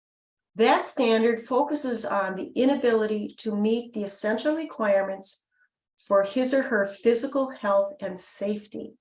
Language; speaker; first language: English; native; English